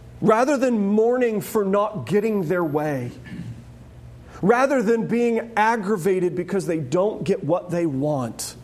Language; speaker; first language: English; native; English